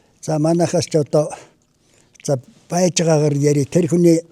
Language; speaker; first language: Mongolian; native; Mongolian